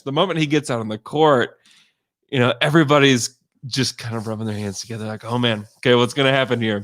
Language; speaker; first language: English; native; English